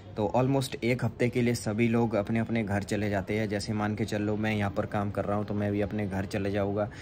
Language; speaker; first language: Hindi; native; Hindi